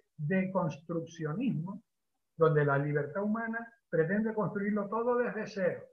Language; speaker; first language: Spanish; native; Spanish